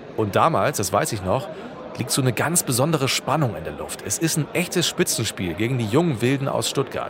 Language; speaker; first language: German; native; German